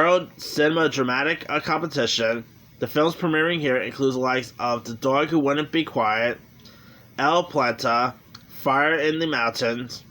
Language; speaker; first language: English; native; English